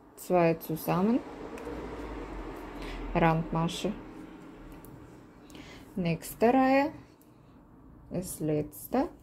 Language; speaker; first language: German; non-native, learner; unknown